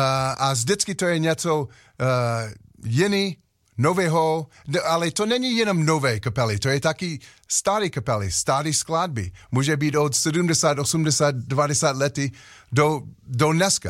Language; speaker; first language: Czech; non-native, learner; English